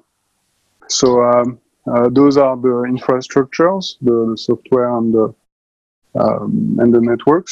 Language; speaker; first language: English; non-native, fluent; French